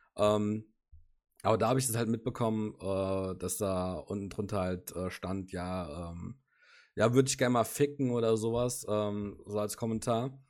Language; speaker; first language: German; native; German